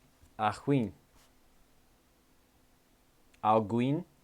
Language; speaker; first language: Portuguese; non-native, learner; English